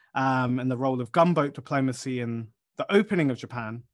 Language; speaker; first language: English; native; English